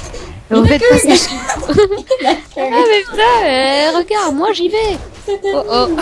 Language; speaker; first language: French; native; French